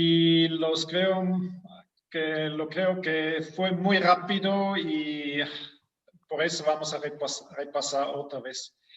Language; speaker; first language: Spanish; non-native, fluent; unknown